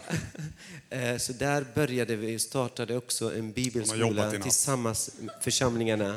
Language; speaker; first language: Swedish; non-native, fluent; Arabic